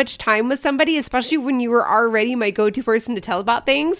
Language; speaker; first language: English; native; English